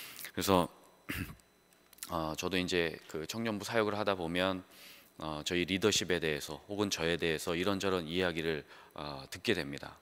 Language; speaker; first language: Korean; native; Korean